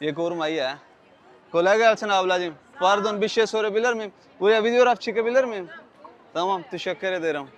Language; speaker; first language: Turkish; non-native, learner; Urdu